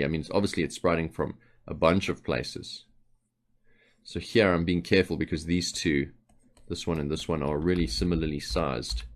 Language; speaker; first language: English; native; English